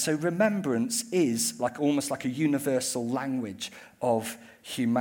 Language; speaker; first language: English; native; English